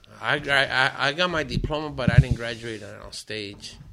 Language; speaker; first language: English; early bilingual, other home language; Spanish